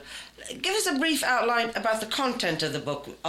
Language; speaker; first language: English; native; English